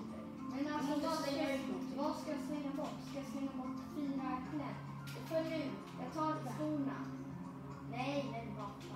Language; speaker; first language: Swedish; native; Swedish